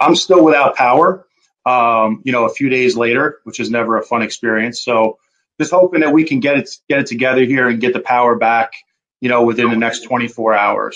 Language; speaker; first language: English; native; English